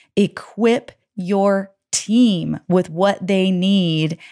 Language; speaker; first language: English; native; English